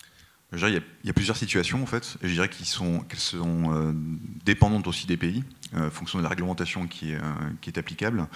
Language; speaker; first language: French; native; French